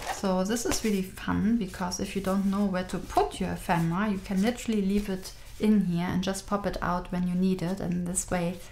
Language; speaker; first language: English; non-native, fluent; German